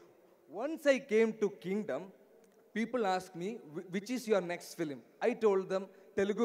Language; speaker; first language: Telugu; non-native, learner; Malayalam